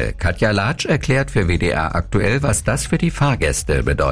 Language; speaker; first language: German; native; German